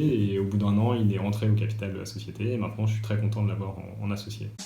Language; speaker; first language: French; native; French